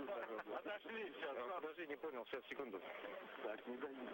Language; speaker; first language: Russian; native; Russian